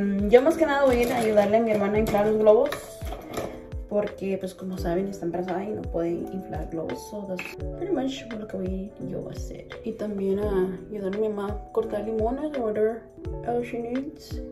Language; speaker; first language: Spanish; early bilingual, heritage; Spanish